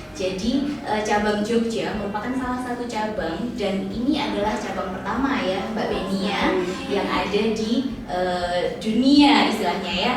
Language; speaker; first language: Indonesian; native; Indonesian